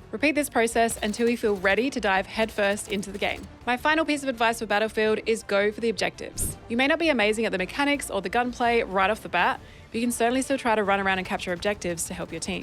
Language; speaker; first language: English; native; English